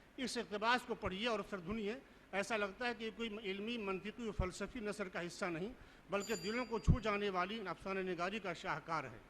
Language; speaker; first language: Urdu; native; Urdu